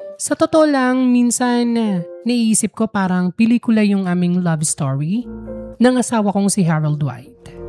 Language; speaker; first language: Filipino; non-native, local second language; Waray